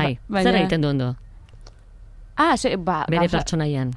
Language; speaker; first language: Basque; native; Basque